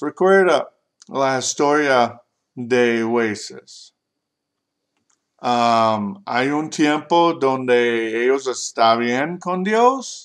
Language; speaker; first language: Spanish; non-native, learner; English